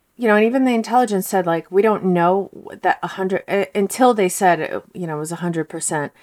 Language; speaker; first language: English; early bilingual, heritage; Russian